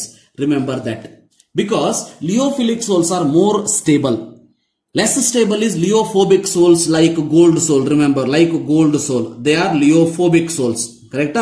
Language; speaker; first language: English; non-native, local second language; Kannada